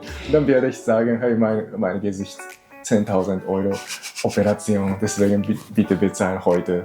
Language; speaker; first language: German; non-native, learner; Japanese